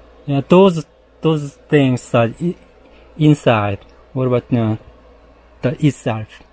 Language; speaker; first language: English; non-native, learner; Korean